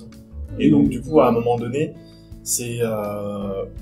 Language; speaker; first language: French; native; French